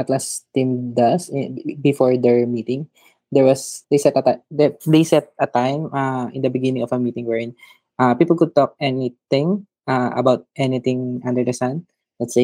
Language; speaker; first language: English; non-native, local second language; Filipino